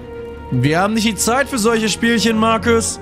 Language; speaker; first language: German; native; German